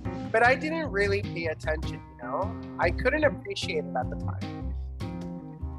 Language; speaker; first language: English; non-native, fluent; Spanish